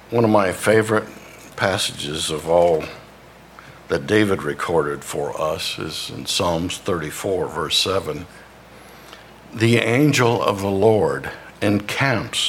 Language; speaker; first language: English; native; English